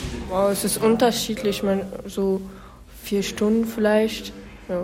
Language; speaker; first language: German; non-native, learner; French